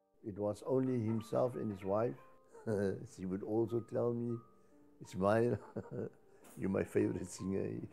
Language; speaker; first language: English; native; English